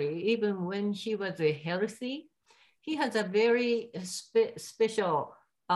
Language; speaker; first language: English; non-native, fluent; Japanese